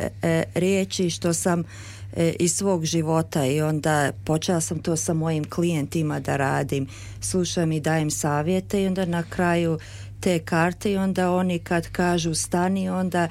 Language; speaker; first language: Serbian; early bilingual, heritage; Serbian